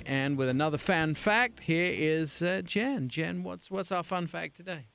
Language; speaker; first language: English; native; English